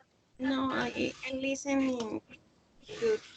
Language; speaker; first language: English; non-native, learner; Spanish